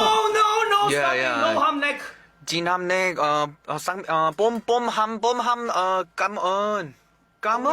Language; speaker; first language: English; non-native, learner; Korean